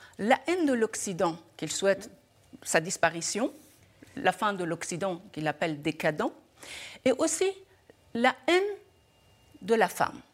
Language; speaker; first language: French; non-native, fluent; Persian